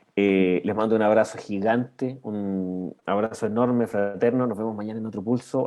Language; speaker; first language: Spanish; native; Spanish